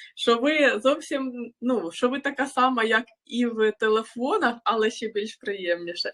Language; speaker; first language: Ukrainian; non-native, local second language; Russian